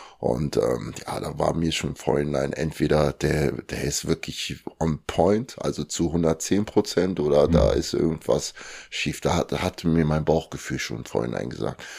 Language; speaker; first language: German; early bilingual, other home language; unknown